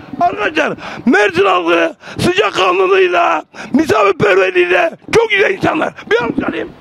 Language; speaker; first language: Turkish; native; Turkish